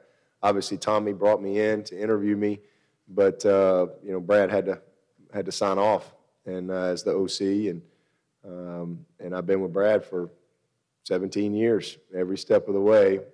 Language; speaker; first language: English; native; English